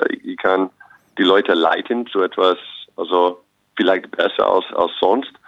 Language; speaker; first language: German; non-native, fluent; English